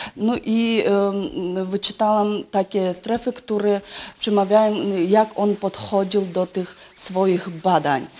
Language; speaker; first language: Polish; non-native, fluent; Yakut